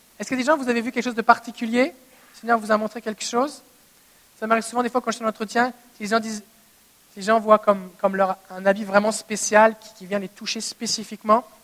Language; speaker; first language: French; native; French